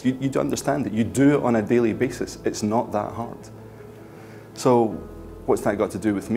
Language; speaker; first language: English; native; English